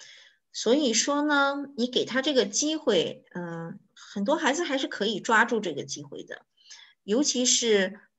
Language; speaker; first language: Chinese; native; Chinese